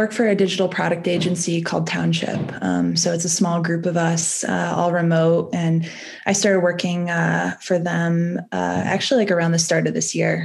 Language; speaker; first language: English; native; English